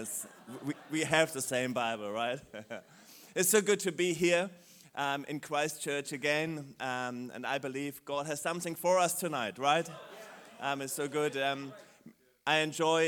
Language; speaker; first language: English; non-native, fluent; German